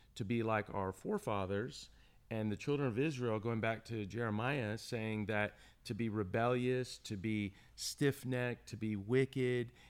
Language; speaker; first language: English; native; English